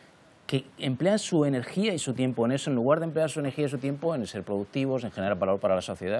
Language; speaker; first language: Spanish; native; Spanish